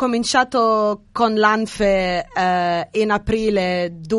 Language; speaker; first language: Italian; non-native, fluent; Arabic